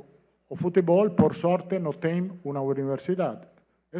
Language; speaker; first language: Portuguese; non-native, fluent; Italian